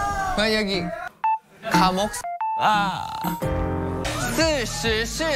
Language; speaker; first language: Korean; non-native, fluent; Thai